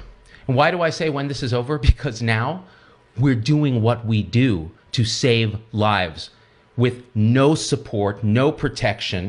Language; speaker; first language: English; native; English